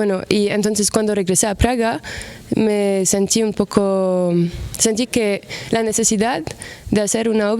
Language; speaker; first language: Spanish; non-native, fluent; Arabic